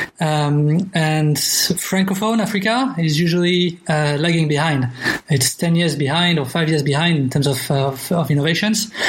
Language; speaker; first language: English; non-native, fluent; French